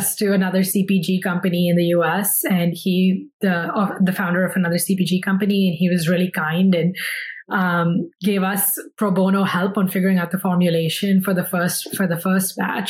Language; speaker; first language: English; non-native, local second language; Hindi